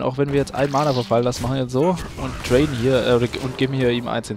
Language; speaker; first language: German; native; German